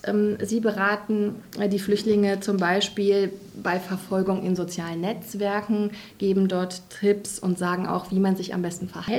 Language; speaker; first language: German; native; German